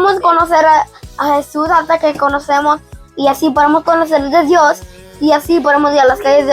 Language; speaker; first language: Spanish; early bilingual, heritage; Spanish